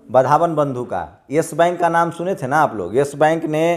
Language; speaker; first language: Hindi; native; Hindi